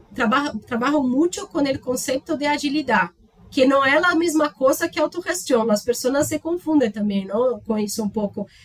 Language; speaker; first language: Spanish; non-native, learner; Portuguese